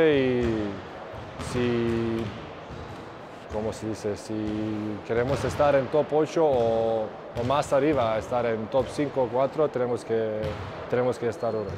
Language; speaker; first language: Spanish; non-native, fluent; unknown